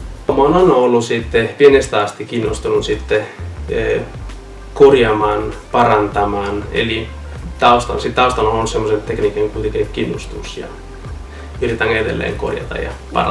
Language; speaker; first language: Finnish; non-native, fluent; Italian